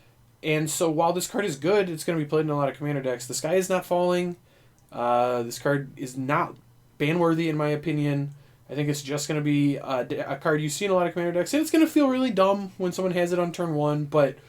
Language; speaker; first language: English; native; English